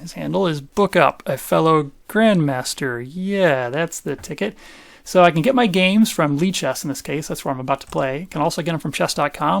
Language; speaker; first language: English; native; English